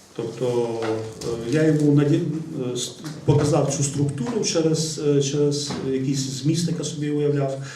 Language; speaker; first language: Ukrainian; native; Ukrainian